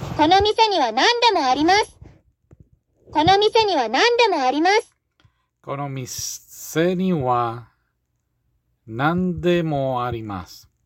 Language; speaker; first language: Japanese; non-native, learner; English